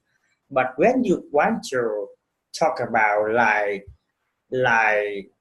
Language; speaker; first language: English; non-native, fluent; Vietnamese